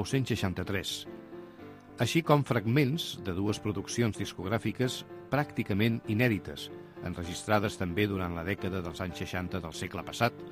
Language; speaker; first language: Catalan; native; Catalan